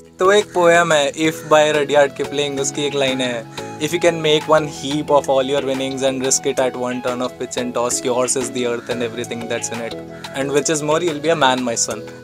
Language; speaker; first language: Hindi; native; Hindi